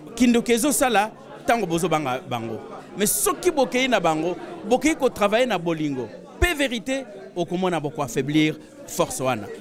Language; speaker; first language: Lingala; non-native, local second language; Luba-Lulua